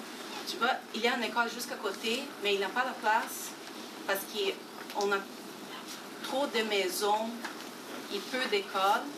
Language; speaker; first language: French; non-native, fluent; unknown